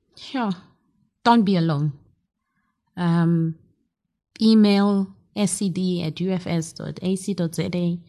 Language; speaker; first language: English; non-native, local second language; Southern Sotho